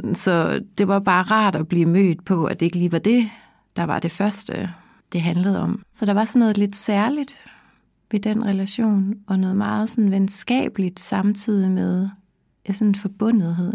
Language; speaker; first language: Danish; native; Danish